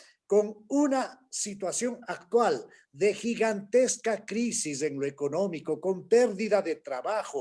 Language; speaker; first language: Spanish; native; Spanish